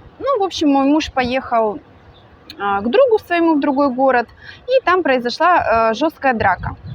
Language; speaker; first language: Russian; native; Russian